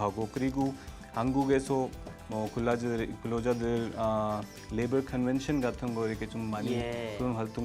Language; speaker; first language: Korean; non-native, fluent; Urdu